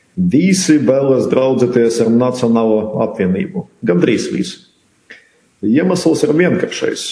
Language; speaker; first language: Latvian; non-native, local second language; Russian